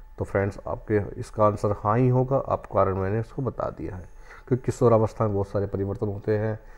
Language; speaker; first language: Hindi; native; Hindi